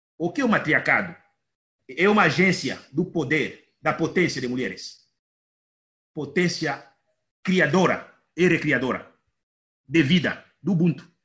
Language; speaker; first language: Portuguese; non-native, fluent; Lingala